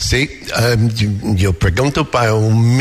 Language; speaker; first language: Spanish; non-native, learner; English